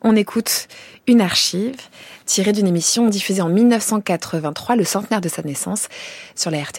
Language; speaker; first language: French; native; French